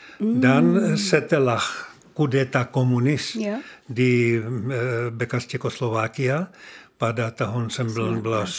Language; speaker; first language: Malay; non-native, learner; Czech